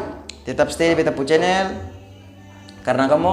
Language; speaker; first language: Malay; native; Malay